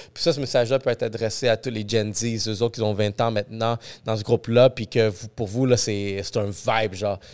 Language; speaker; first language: French; non-native, fluent; English